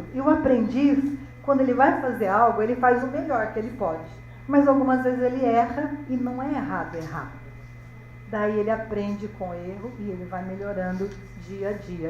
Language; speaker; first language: Portuguese; native; Portuguese